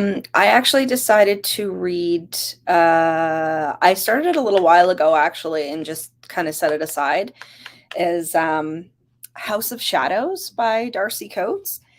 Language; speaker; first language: English; native; English